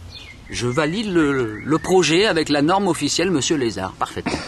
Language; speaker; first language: French; native; French